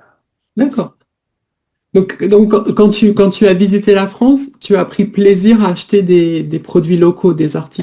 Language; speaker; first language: French; native; French